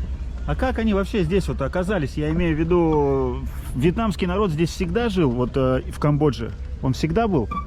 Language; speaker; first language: Russian; native; Russian